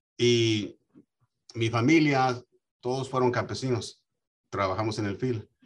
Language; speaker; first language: Spanish; early bilingual, heritage; Spanish